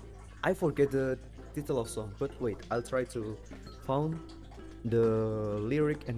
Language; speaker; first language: English; non-native, fluent; Indonesian